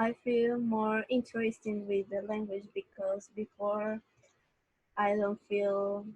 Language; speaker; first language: English; non-native, learner; Spanish